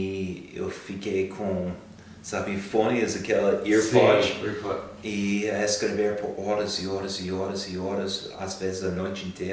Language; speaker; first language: Portuguese; non-native, fluent; English